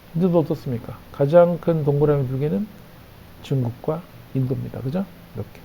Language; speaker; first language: Korean; native; Korean